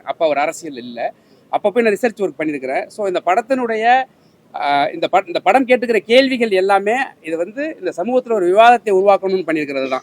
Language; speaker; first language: Tamil; native; Tamil